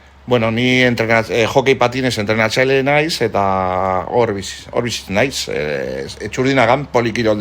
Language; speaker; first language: Basque; non-native, local second language; Spanish